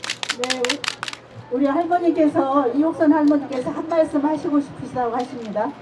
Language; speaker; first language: Korean; native; Korean